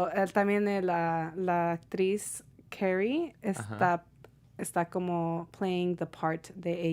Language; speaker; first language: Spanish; early bilingual, heritage; Spanish